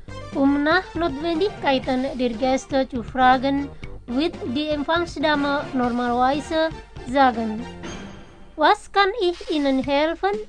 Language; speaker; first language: German; non-native, fluent; Indonesian